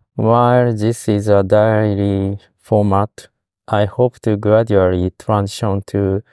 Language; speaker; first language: English; non-native, fluent; Japanese